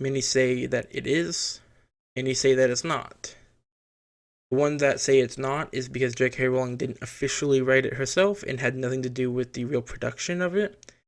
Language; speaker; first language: English; native; English